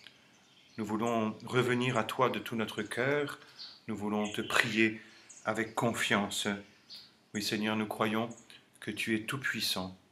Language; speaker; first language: French; native; French